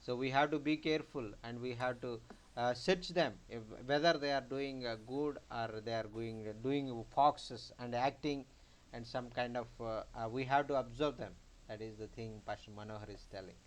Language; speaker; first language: English; non-native, local second language; Telugu